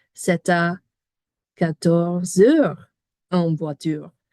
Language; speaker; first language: French; non-native, learner; English